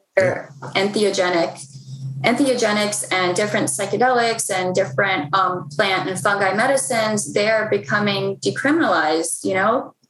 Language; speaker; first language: English; native; English